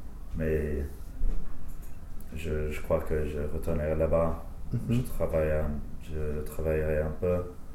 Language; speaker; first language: French; non-native, fluent; English